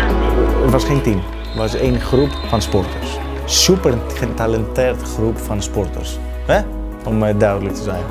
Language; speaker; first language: Dutch; non-native, fluent; Greek